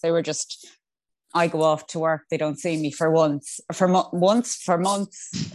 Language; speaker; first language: English; native; English